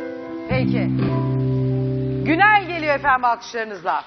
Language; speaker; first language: Turkish; native; Turkish